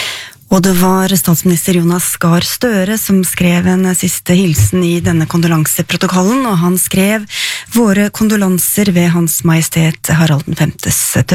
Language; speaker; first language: Norwegian; native; Norwegian